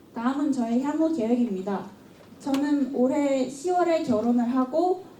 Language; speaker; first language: Korean; native; Korean